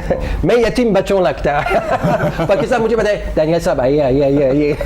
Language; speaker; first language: Hindi; non-native, learner; English